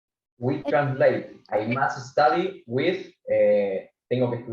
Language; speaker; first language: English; non-native, learner; Spanish